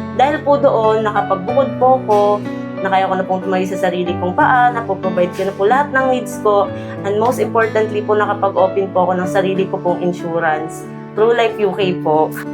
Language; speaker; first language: Filipino; non-native, local second language; Cebuano